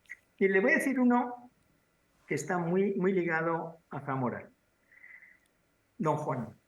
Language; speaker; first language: Spanish; native; Spanish